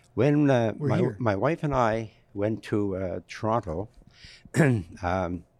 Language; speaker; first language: English; native; English